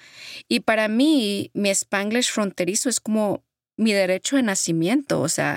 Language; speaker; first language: Spanish; early bilingual, heritage; Spanish